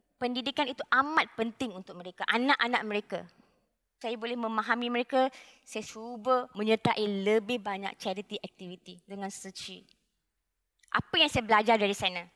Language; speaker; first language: Malay; non-native, local second language; Tamil